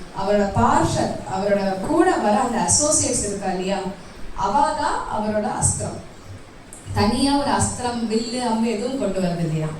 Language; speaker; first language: Tamil; early bilingual, heritage; Tamil